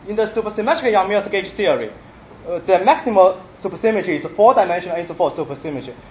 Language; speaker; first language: English; non-native, fluent; Chinese